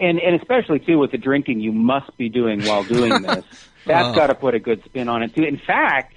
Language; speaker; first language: English; native; English